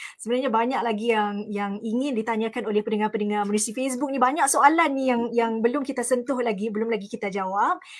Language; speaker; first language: Malay; native; Malay